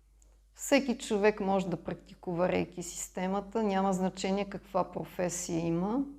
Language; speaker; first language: Bulgarian; non-native, fluent; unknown